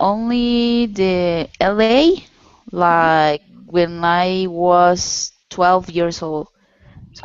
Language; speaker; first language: English; non-native, learner; Spanish